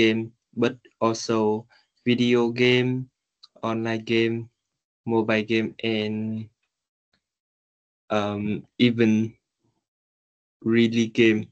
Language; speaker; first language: English; non-native, learner; Vietnamese